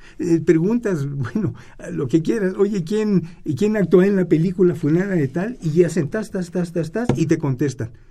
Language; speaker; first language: Spanish; native; Spanish